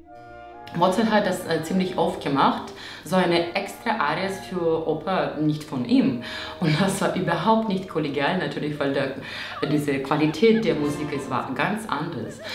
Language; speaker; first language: German; non-native, fluent; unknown